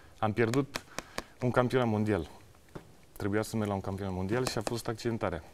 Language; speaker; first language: Romanian; early bilingual, heritage; Romanian